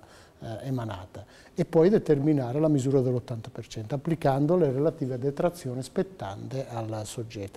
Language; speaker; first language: Italian; native; Italian